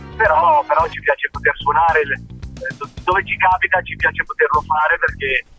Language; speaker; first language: Italian; native; Italian